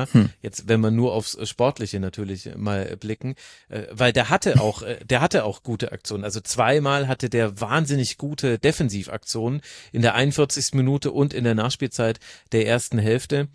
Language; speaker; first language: German; native; German